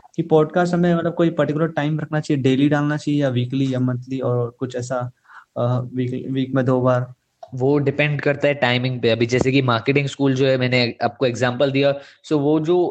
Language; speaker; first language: Hindi; native; Hindi